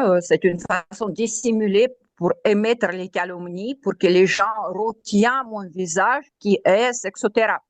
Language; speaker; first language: French; non-native, fluent; Russian